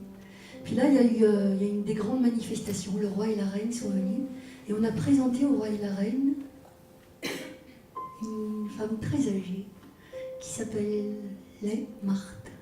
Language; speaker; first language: French; native; French